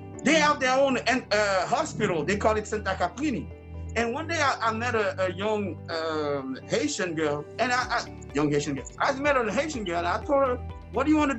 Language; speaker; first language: English; early bilingual, other home language; French